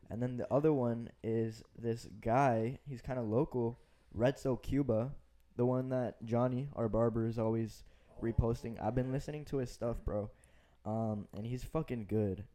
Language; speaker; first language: English; early bilingual, other home language; Spanish